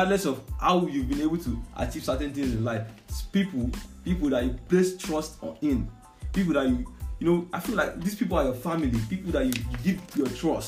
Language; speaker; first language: English; non-native, local second language; Yoruba